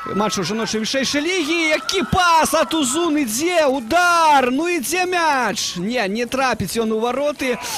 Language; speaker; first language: Belarusian; non-native, local second language; Russian